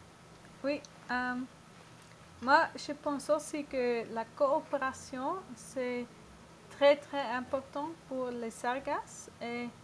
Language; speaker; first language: French; non-native, learner; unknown